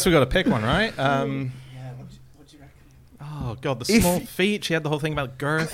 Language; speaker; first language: English; native; English